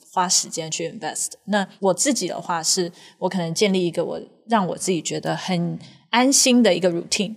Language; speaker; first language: Chinese; native; Chinese